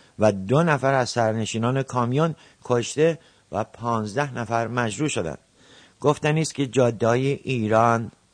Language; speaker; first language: Persian; native; Persian